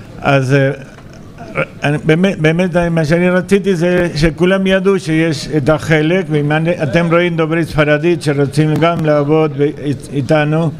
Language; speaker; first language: Hebrew; non-native, fluent; Spanish